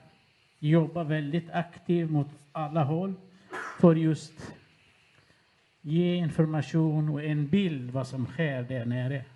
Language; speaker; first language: Swedish; non-native, fluent; Kurdish